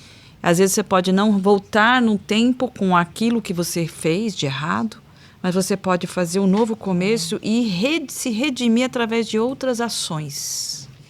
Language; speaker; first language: Portuguese; native; Portuguese